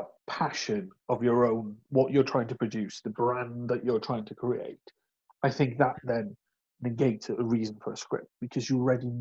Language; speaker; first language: English; native; English